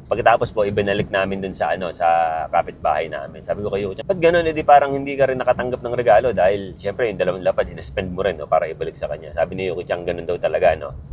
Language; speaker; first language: Filipino; native; Filipino